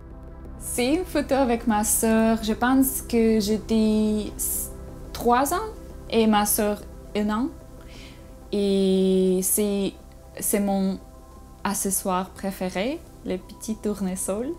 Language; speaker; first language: French; non-native, learner; Russian